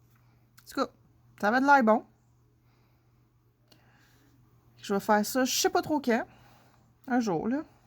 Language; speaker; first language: French; native; French